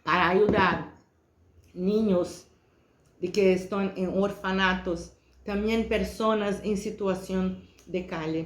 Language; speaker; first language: Spanish; non-native, fluent; Portuguese